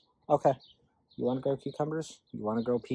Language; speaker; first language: English; native; English